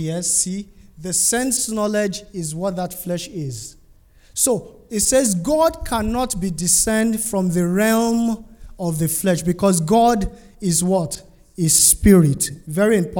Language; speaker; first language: English; non-native, local second language; Yoruba